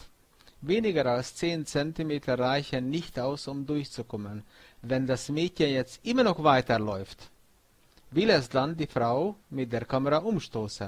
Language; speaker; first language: German; non-native, fluent; Hungarian